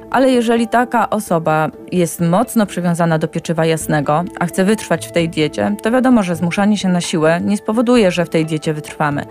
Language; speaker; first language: Polish; native; Polish